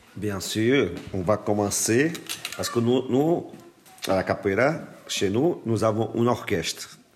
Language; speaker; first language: French; non-native, fluent; Portuguese